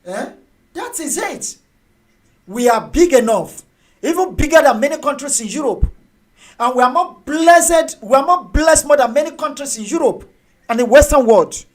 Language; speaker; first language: English; non-native, local second language; Yoruba